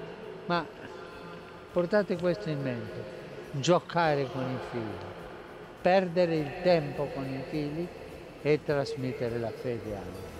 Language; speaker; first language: Italian; non-native, fluent; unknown